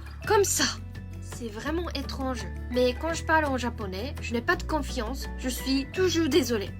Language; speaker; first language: French; non-native, fluent; Japanese